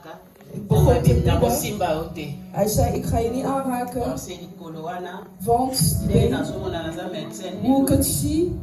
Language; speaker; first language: Dutch; non-native, fluent; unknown